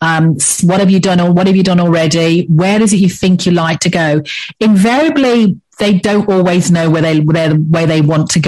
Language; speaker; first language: English; native; English